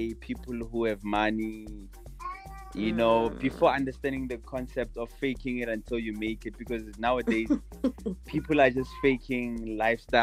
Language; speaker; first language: English; non-native, local second language; Zulu